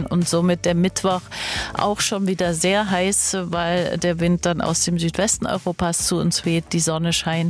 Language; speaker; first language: German; native; German